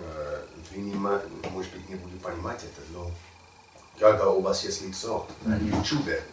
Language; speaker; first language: Russian; non-native, learner; English